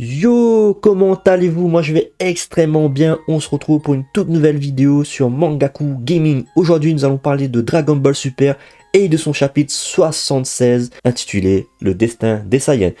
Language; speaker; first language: French; native; French